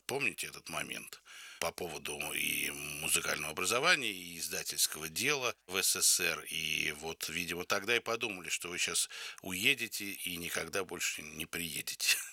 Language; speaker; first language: Russian; native; Russian